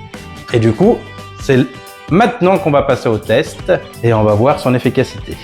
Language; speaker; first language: French; native; French